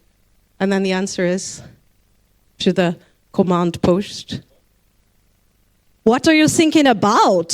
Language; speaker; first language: English; non-native, fluent; Dutch